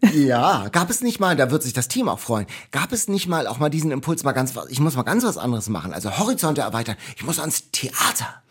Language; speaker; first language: German; native; German